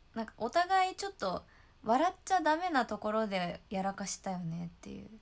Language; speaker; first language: Japanese; native; Japanese